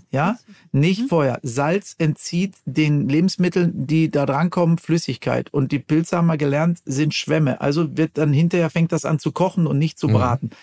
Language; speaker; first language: German; native; German